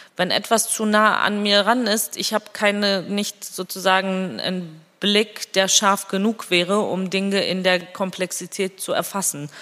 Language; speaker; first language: German; non-native, fluent; Georgian